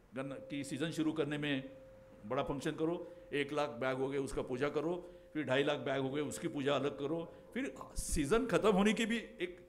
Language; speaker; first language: Hindi; non-native, local second language; Marathi